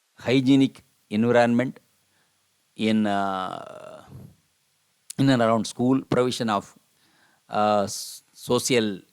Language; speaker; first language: English; non-native, local second language; Tamil